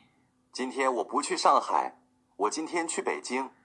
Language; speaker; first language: Chinese; non-native, learner; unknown